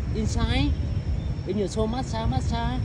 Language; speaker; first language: English; non-native, learner; Vietnamese